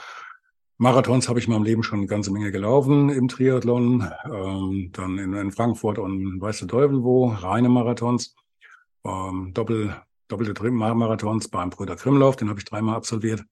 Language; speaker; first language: German; native; German